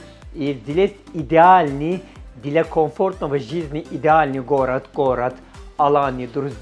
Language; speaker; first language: Russian; non-native, learner; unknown